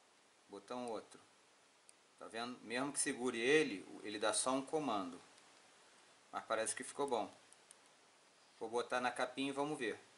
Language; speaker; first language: Portuguese; native; Portuguese